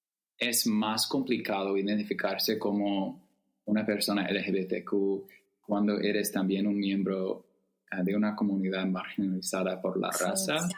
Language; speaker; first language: Spanish; non-native, fluent; English